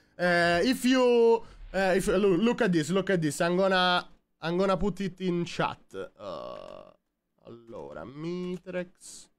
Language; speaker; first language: English; non-native, learner; Italian